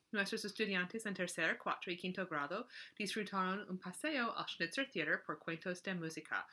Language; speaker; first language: Spanish; non-native, learner; English